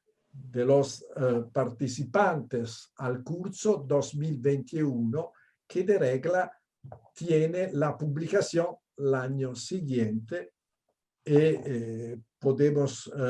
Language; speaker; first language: Spanish; non-native, fluent; Italian